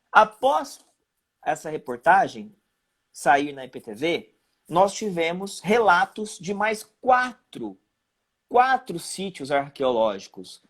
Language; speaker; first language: Portuguese; native; Portuguese